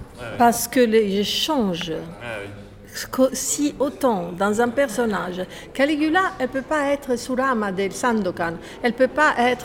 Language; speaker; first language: French; non-native, fluent; Italian